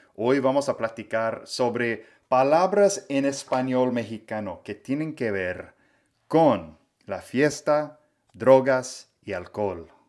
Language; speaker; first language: Spanish; non-native, fluent; English